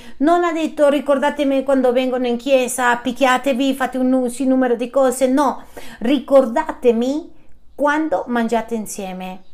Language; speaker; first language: Italian; non-native, fluent; Spanish